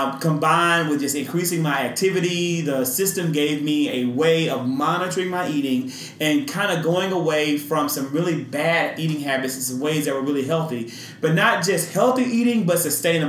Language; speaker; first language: English; native; English